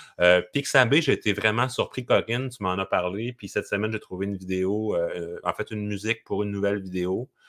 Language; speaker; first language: French; native; French